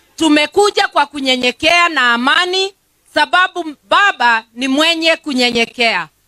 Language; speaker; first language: Swahili; non-native, local second language; Kikuyu